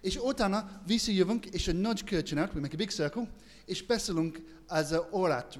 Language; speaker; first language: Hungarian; non-native, learner; English